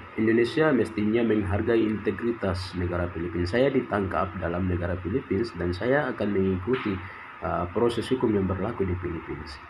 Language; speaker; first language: Indonesian; native; Indonesian